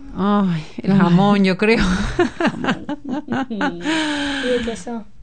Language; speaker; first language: Spanish; native; Spanish